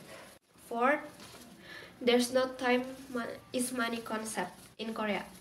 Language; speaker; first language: English; non-native, learner; Indonesian